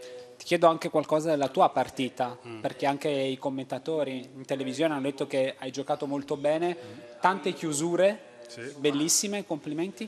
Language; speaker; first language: Italian; native; Italian